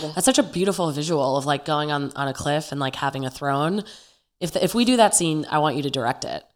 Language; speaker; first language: English; native; English